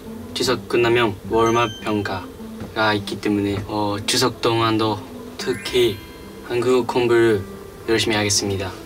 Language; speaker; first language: Korean; non-native, learner; Japanese